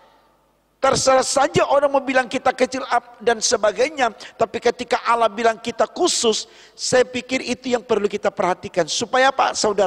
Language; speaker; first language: Indonesian; native; Indonesian